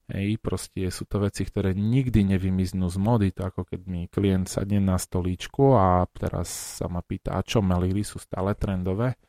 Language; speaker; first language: Slovak; native; Slovak